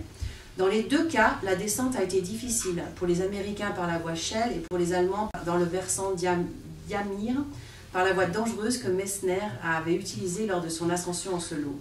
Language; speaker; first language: French; native; French